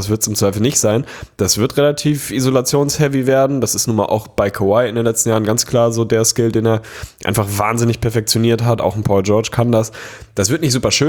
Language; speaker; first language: German; native; German